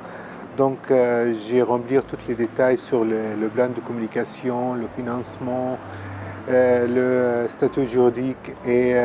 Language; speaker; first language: French; non-native, fluent; Arabic